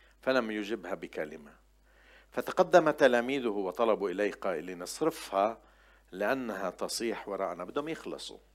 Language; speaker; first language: Arabic; non-native, local second language; Armenian